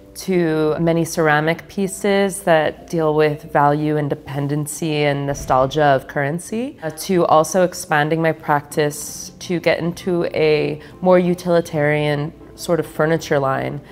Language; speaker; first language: English; native; English